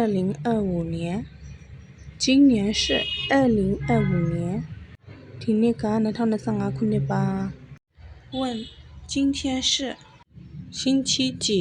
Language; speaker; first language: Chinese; non-native, fluent; Burmese